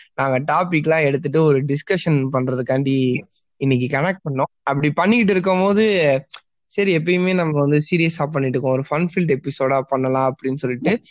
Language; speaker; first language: Tamil; native; Tamil